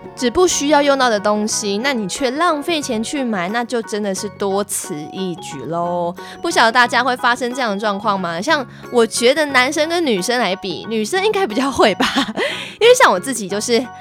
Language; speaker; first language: Chinese; non-native, local second language; Hakka Chinese